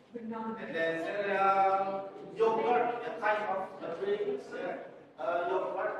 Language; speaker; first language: English; non-native, learner; Indonesian